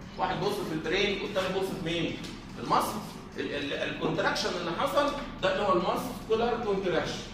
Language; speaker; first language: Arabic; native; Arabic